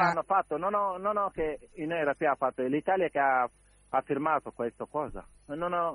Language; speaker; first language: Italian; non-native, learner; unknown